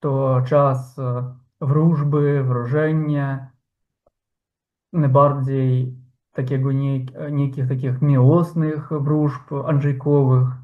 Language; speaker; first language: Polish; non-native, fluent; Ukrainian